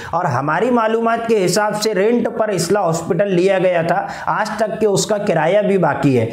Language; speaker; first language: Hindi; non-native, local second language; Urdu